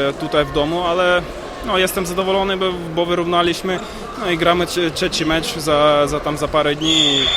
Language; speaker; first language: Polish; non-native, learner; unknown